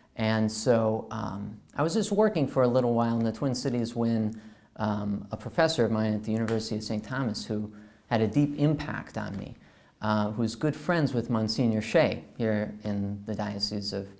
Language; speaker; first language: English; native; English